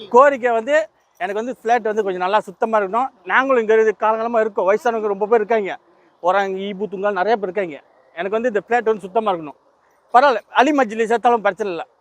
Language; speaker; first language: Tamil; early bilingual, heritage; Tamil